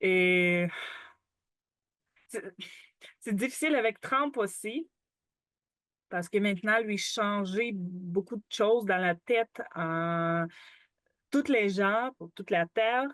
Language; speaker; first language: French; non-native, learner; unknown